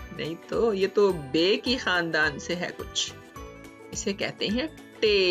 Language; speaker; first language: Urdu; native; Urdu